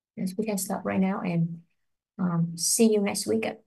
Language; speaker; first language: English; non-native, fluent; Vietnamese